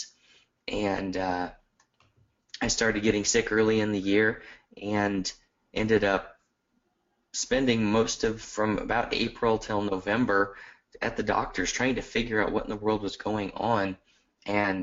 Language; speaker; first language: English; native; English